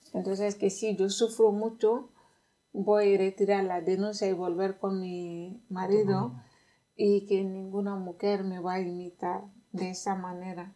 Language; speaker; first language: Spanish; non-native, fluent; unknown